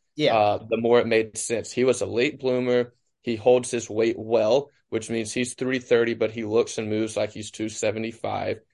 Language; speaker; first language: English; native; English